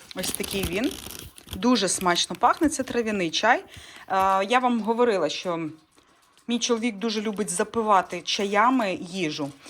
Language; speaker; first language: Ukrainian; non-native, local second language; Russian